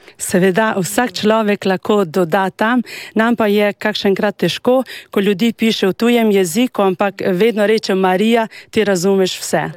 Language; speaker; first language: Slovenian; non-native, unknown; Albanian